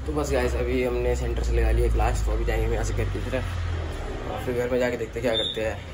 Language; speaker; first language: Hindi; native; Hindi